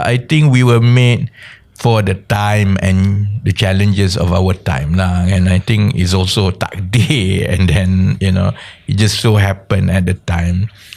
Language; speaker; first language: English; non-native, local second language; Malay